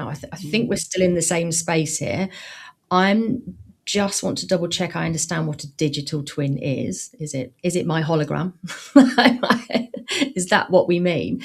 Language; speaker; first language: English; native; English